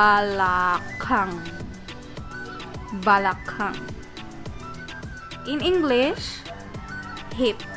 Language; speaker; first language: English; non-native, local second language; Filipino